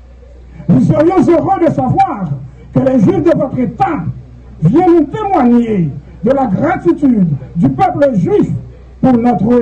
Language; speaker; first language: French; non-native, local second language; Haitian Creole